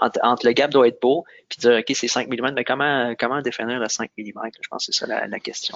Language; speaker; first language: French; native; French